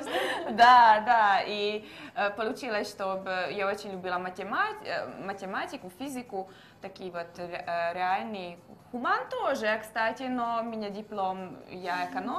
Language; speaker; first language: Russian; non-native, learner; Hungarian